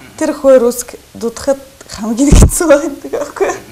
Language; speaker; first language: Mongolian; non-native, learner; Russian